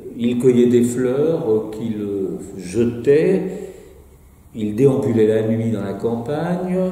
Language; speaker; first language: French; native; French